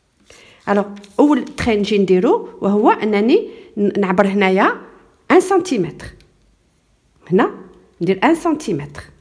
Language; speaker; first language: Arabic; native; Arabic